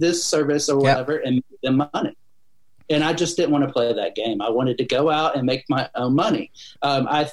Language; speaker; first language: English; native; English